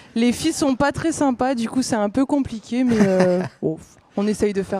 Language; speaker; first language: French; non-native, fluent; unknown